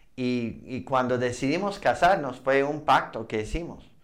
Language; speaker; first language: Spanish; non-native, fluent; English